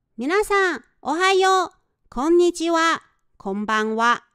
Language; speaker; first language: Japanese; non-native, fluent; Chinese